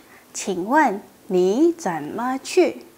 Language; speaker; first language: Chinese; non-native, fluent; Indonesian